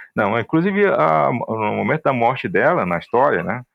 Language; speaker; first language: Portuguese; native; Portuguese